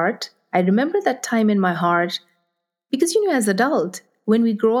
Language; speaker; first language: English; non-native, local second language; Bangla